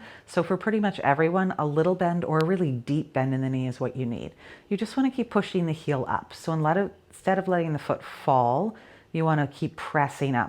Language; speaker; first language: English; native; English